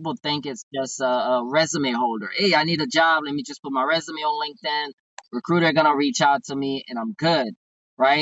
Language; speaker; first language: English; non-native, fluent; Haitian Creole